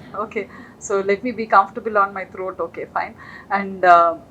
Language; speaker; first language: English; non-native, local second language; Telugu